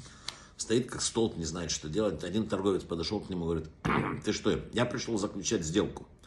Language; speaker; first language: Russian; native; Russian